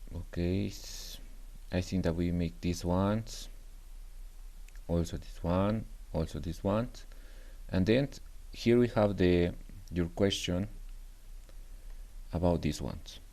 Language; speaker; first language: English; non-native, learner; Spanish